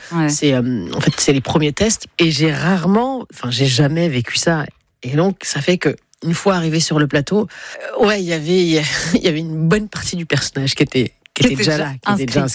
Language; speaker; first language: French; native; French